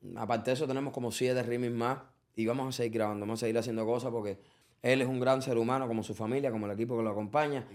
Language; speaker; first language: Spanish; native; Spanish